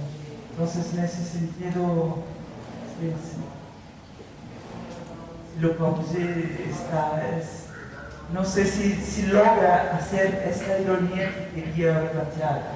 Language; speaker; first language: Spanish; non-native, fluent; Portuguese